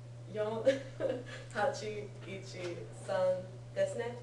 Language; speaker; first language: Japanese; non-native, learner; English